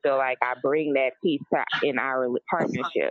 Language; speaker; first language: English; native; English